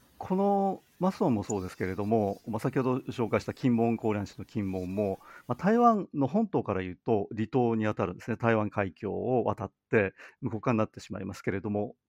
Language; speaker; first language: Japanese; native; Japanese